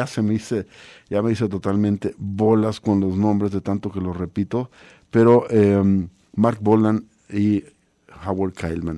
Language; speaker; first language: Spanish; native; Spanish